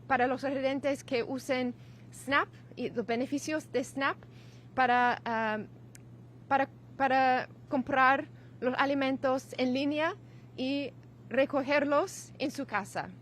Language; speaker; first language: Spanish; non-native, learner; English